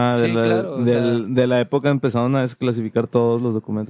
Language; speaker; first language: Spanish; native; Spanish